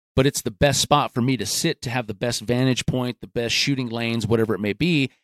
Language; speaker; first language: English; native; English